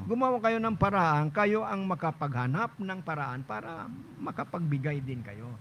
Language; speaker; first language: Filipino; non-native, local second language; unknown